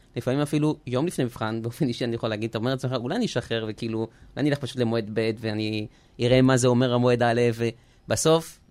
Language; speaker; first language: Hebrew; early bilingual, other home language; French